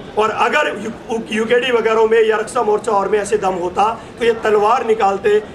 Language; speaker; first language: Hindi; non-native, local second language; Garhwali